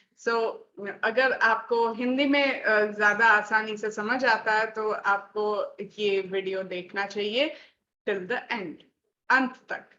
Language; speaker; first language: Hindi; non-native, local second language; Bangla